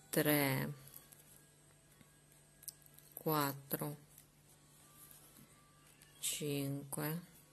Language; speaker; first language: Italian; non-native, learner; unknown